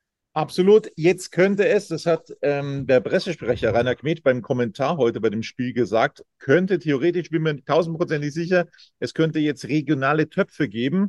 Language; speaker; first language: German; native; German